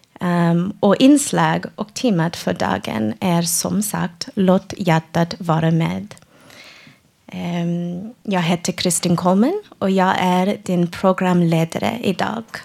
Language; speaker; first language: Swedish; non-native, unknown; English